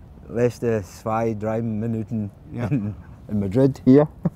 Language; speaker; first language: German; non-native, learner; English